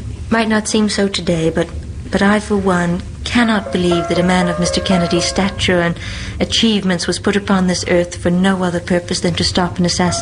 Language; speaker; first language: English; native; English